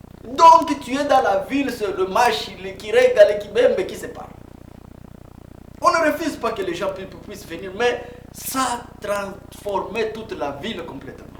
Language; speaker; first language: French; non-native, local second language; Swahili